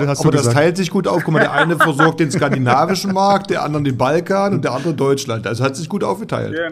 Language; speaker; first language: German; native; German